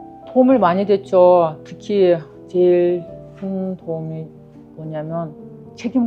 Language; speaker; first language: Korean; non-native, fluent; Kyrgyz